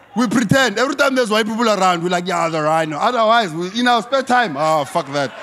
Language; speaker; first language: English; non-native, local second language; Xhosa